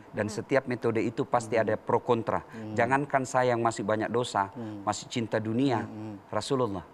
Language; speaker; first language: Indonesian; native; Indonesian